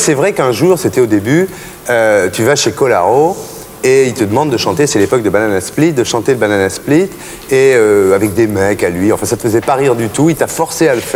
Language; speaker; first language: French; native; French